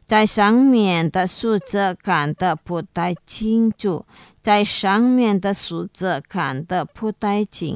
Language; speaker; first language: Chinese; non-native, learner; Indonesian